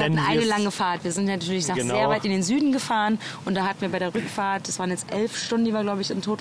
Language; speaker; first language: German; native; German